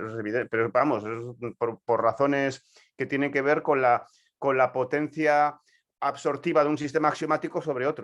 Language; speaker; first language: Spanish; native; Spanish